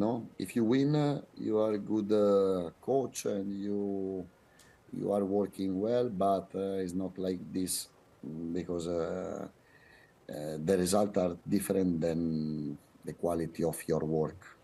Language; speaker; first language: English; non-native, fluent; Italian